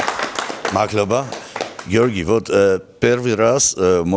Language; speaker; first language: Russian; non-native, fluent; Armenian